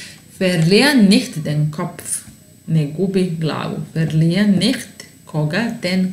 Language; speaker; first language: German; non-native, fluent; Serbian